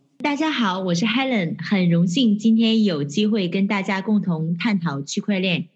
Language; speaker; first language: Chinese; native; Chinese